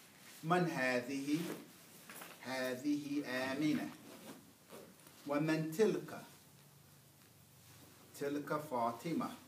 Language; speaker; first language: Arabic; non-native, fluent; English